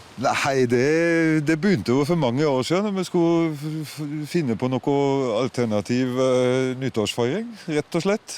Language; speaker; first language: Norwegian; non-native, fluent; German